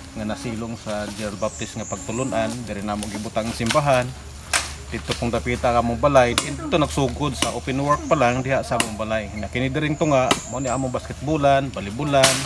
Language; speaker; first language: Cebuano; non-native, local second language; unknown